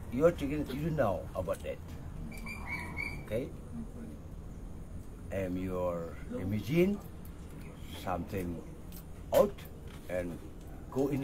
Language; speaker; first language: English; non-native, learner; Balinese